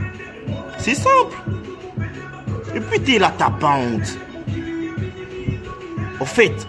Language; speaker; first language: French; non-native, local second language; Lingala